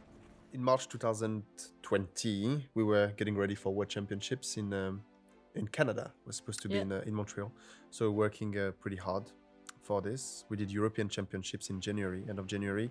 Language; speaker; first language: English; non-native, fluent; French